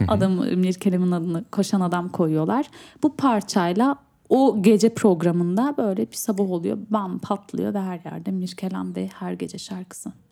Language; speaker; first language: Turkish; native; Turkish